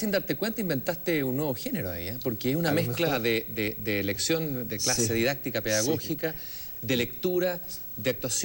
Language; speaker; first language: Spanish; native; Spanish